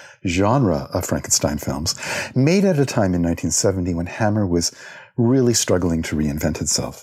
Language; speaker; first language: English; native; English